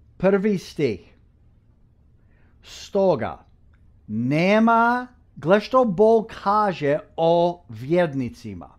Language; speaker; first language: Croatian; early bilingual, heritage; Croatian